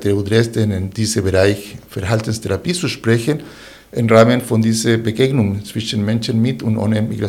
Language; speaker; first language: German; non-native, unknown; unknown